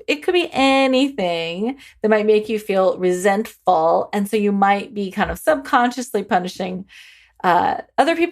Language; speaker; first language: English; native; English